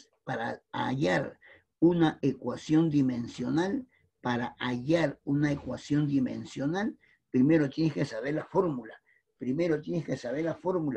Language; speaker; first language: Spanish; native; Spanish